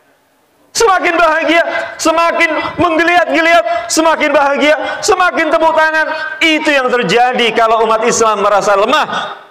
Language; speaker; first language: Indonesian; native; Indonesian